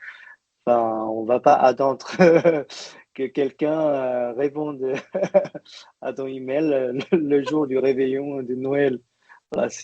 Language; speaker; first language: French; non-native, fluent; Chinese